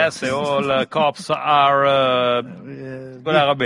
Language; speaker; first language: Italian; native; Italian